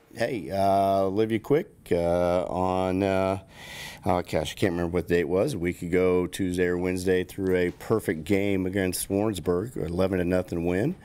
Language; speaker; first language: English; native; English